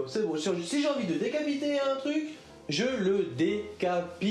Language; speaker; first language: French; native; French